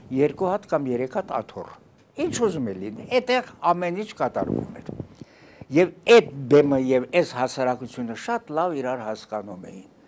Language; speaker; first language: Armenian; early bilingual, heritage; Armenian